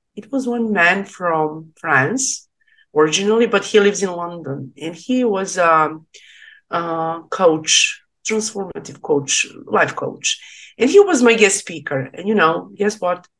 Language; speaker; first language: English; non-native, learner; Serbian